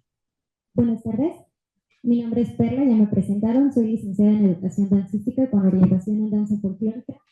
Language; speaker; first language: Spanish; native; Spanish